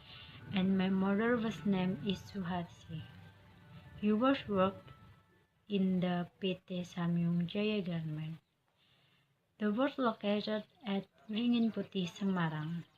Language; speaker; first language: English; non-native, learner; Indonesian